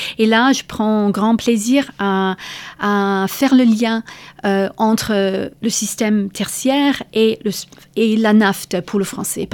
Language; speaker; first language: French; non-native, fluent; English